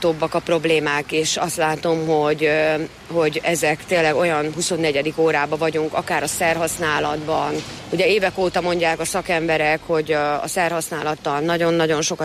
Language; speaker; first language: Hungarian; native; Hungarian